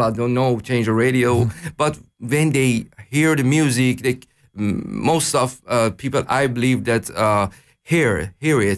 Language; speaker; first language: English; non-native, learner; Persian